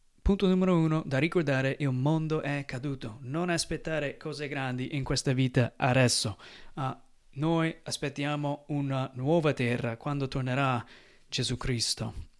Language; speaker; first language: Italian; non-native, fluent; English